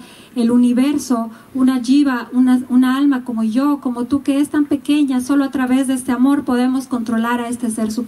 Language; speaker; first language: Spanish; native; Spanish